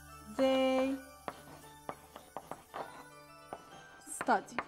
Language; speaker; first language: English; non-native, fluent; Arabic